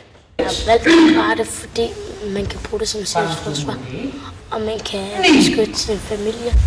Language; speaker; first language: Danish; early bilingual, other home language; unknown